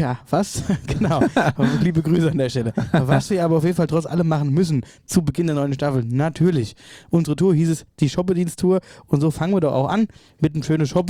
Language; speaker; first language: German; native; German